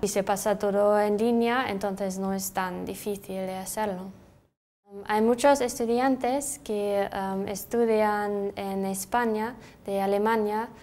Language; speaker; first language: Spanish; non-native, fluent; German